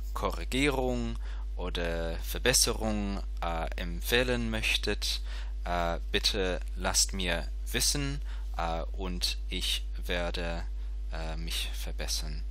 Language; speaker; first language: German; non-native, fluent; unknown